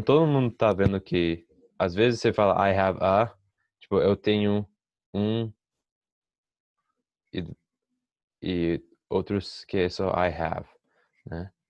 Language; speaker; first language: Portuguese; non-native, fluent; English